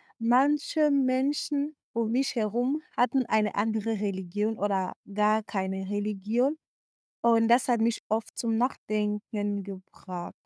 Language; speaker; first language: German; non-native, fluent; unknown